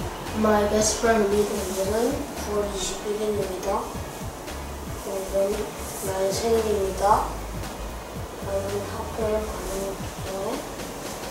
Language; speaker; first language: English; non-native, learner; Korean